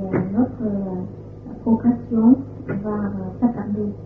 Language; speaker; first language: French; non-native, fluent; Vietnamese